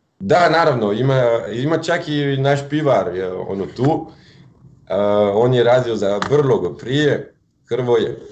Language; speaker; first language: Croatian; non-native, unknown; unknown